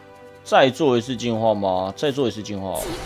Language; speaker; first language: Chinese; native; Chinese